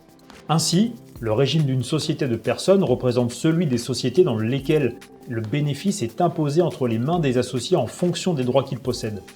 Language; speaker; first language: French; native; French